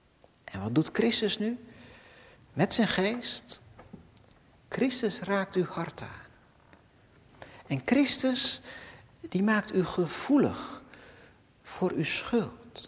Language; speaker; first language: Dutch; native; Dutch